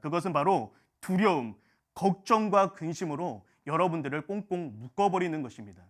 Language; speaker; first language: Korean; native; Korean